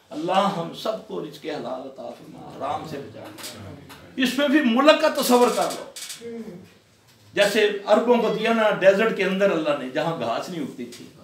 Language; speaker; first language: Urdu; native; Urdu